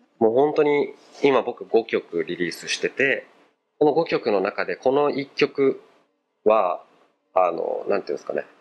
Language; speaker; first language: Japanese; early bilingual, other home language; Portuguese